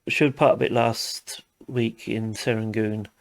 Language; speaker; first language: English; native; English